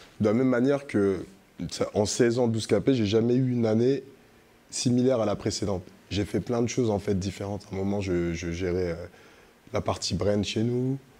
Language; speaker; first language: French; early bilingual, other home language; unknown